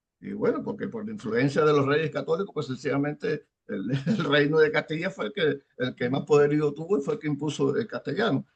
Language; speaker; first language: Spanish; native; Spanish